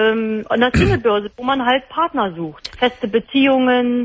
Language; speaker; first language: German; native; German